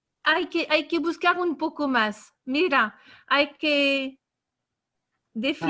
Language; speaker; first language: Spanish; non-native, fluent; French